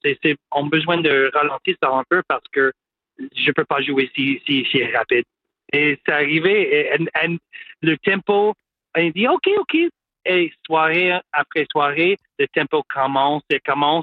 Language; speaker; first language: French; non-native, local second language; English